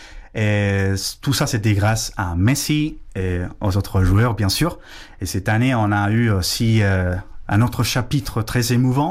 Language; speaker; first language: French; non-native, fluent; Spanish